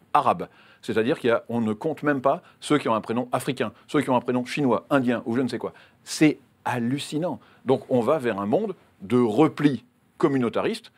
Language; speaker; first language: French; native; French